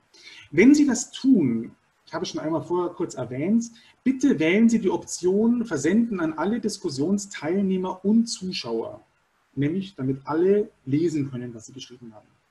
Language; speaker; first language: German; native; German